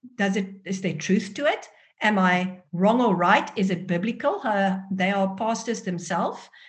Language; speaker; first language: English; non-native, local second language; Afrikaans